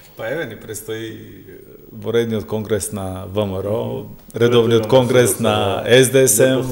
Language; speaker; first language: Macedonian; non-native, local second language; Albanian